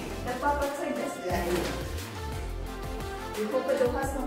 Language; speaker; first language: German; non-native, learner; Filipino